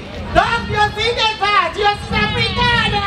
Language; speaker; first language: German; non-native, learner; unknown